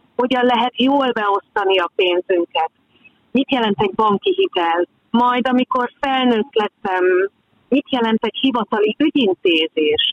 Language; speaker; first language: Hungarian; native; Hungarian